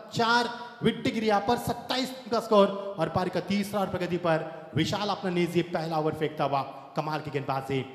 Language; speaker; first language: Hindi; non-native, local second language; Marathi